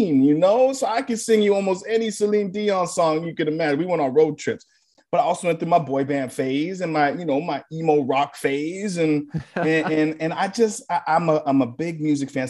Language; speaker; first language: English; native; English